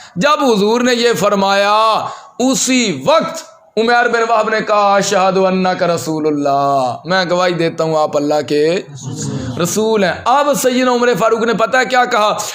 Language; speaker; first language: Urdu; non-native, local second language; Punjabi